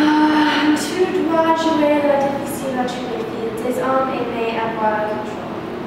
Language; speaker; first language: French; non-native, learner; English